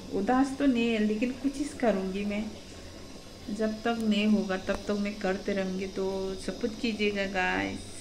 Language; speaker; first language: Hindi; non-native, local second language; Kok Borok